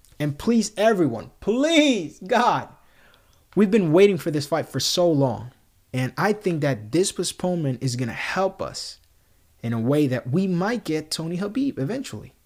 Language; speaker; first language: English; non-native, local second language; Spanish